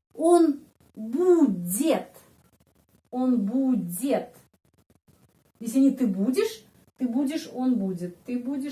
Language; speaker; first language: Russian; non-native, fluent; Indonesian